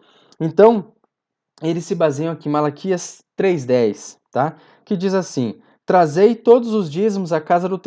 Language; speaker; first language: Portuguese; native; Portuguese